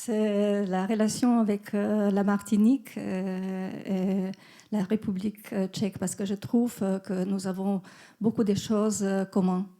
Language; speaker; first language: French; non-native, fluent; Czech